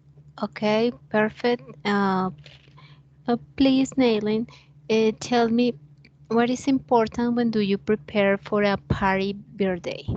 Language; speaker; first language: English; non-native, learner; Spanish